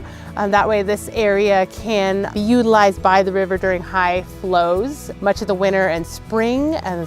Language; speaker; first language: English; native; English